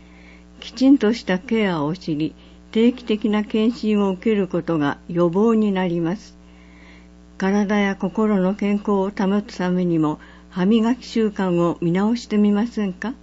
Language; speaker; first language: Japanese; native; Japanese